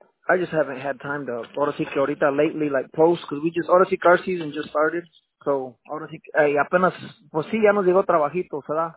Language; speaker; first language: Spanish; early bilingual, heritage; Spanish